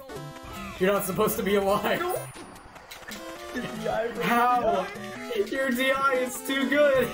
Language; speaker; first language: English; native; English